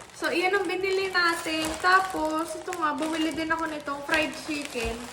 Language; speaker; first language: Filipino; native; Filipino